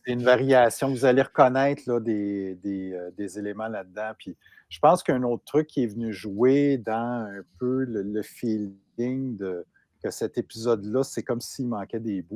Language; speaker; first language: French; native; French